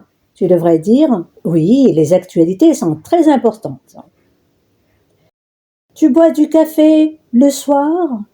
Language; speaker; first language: French; non-native, local second language; Arabic